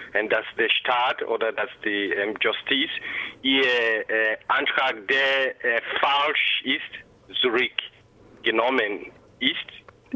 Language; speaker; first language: German; non-native, fluent; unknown